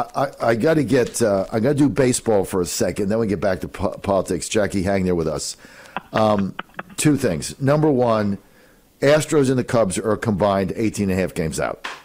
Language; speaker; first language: English; native; English